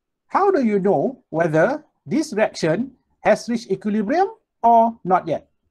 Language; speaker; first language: English; non-native, local second language; Malay